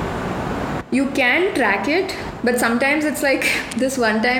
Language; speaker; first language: English; non-native, local second language; Hindi